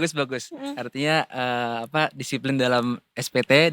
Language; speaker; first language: Indonesian; native; Indonesian